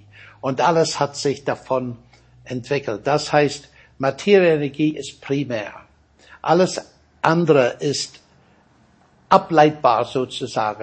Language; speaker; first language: German; non-native, fluent; English